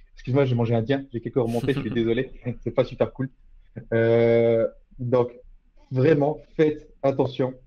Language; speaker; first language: French; native; French